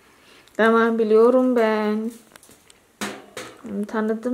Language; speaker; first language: Turkish; non-native, learner; Indonesian